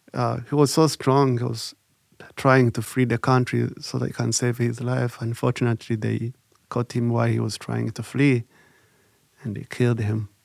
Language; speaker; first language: English; non-native, local second language; Kinyarwanda